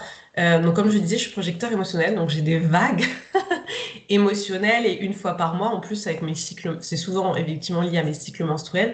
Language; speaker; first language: French; native; French